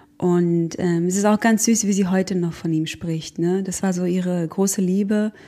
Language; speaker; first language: German; early bilingual, other home language; Croatian